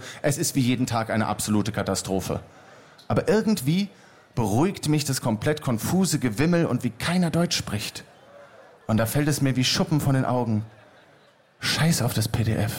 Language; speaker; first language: German; native; German